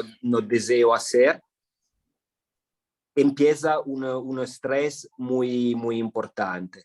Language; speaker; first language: Spanish; non-native, fluent; Italian